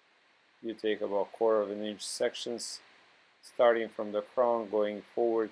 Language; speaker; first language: English; non-native, fluent; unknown